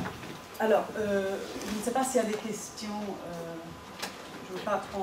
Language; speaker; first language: French; non-native, fluent; Italian